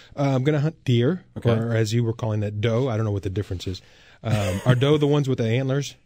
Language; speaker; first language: English; native; English